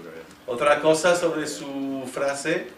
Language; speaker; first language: Spanish; non-native, fluent; French